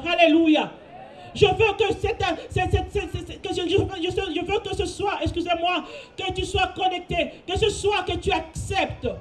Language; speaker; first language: French; non-native, local second language; Lingala